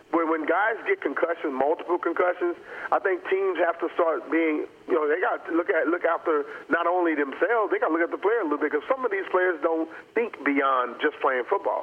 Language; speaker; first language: English; native; English